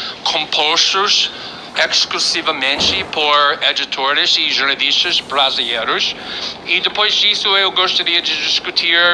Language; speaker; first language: Portuguese; non-native, fluent; English